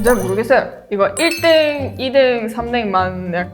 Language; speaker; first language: Korean; non-native, learner; Estonian